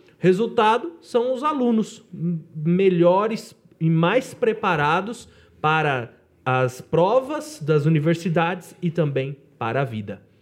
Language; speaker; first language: Portuguese; native; Portuguese